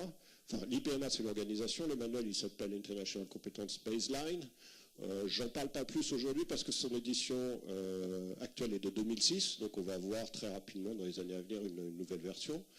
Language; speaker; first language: French; native; French